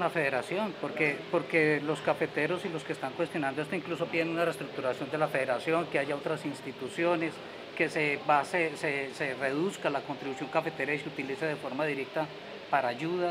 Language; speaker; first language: Spanish; native; Spanish